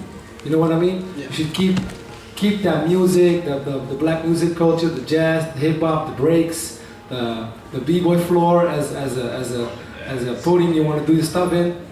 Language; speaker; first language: English; non-native, fluent; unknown